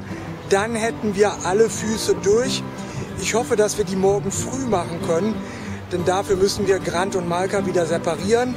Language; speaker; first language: German; native; German